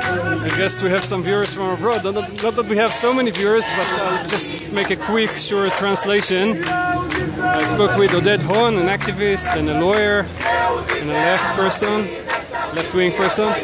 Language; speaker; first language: English; non-native, fluent; Hebrew